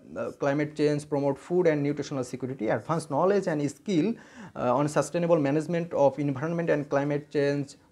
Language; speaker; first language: English; non-native, local second language; Bangla